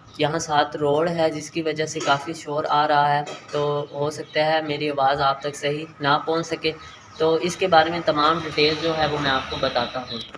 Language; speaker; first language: Urdu; native; Urdu